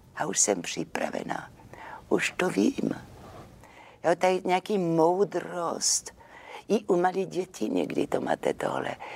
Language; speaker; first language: Czech; non-native, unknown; French